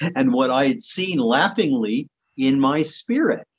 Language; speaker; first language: English; native; English